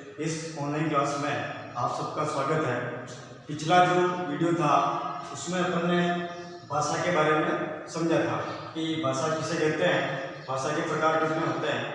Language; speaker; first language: Hindi; native; Hindi